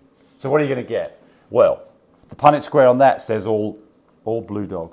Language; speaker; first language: English; native; English